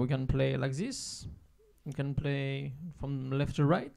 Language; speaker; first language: English; non-native, fluent; French